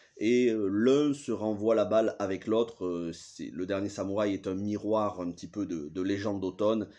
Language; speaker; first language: French; native; French